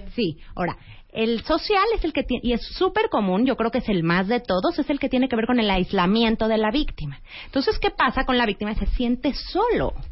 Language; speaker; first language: Spanish; native; Spanish